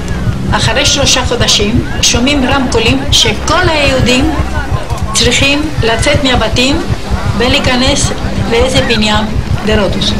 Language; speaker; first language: Hebrew; non-native, fluent; Ladino